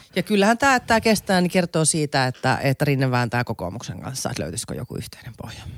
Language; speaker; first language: Finnish; native; Finnish